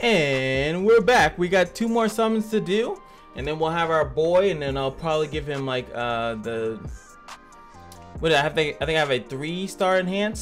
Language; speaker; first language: English; native; English